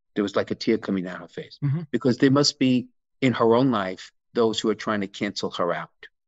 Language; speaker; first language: English; native; English